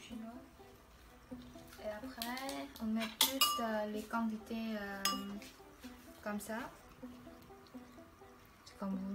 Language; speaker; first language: French; non-native, learner; Khmer